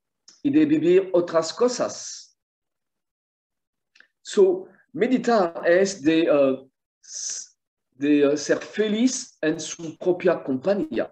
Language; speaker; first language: Spanish; non-native, fluent; French